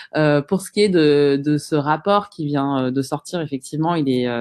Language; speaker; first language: French; native; French